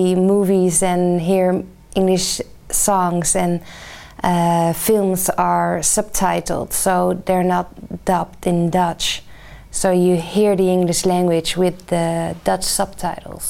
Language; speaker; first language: English; non-native, fluent; Dutch